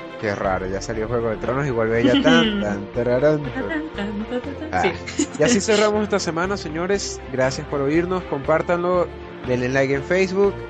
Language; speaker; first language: Spanish; native; Spanish